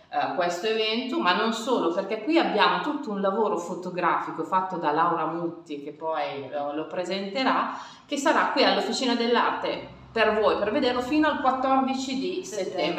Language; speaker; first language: Italian; native; Italian